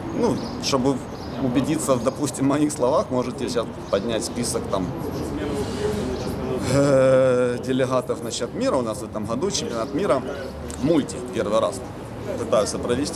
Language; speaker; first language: Ukrainian; native; Ukrainian